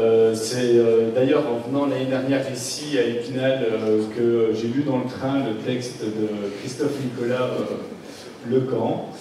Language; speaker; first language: French; native; French